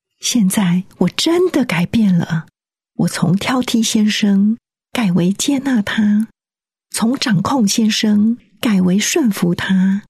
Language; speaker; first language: Chinese; native; Chinese